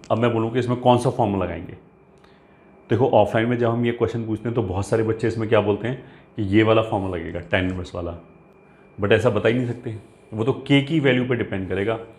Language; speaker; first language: Hindi; native; Hindi